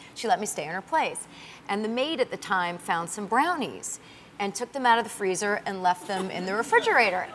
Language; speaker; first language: English; native; English